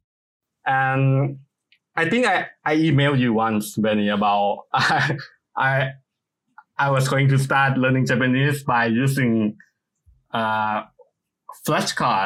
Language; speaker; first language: English; non-native, fluent; Thai